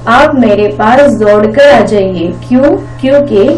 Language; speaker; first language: Hindi; non-native, local second language; Marathi